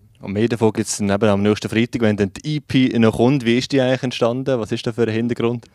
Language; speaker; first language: German; native; German